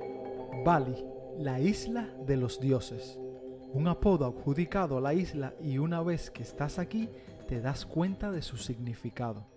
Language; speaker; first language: Spanish; native; Spanish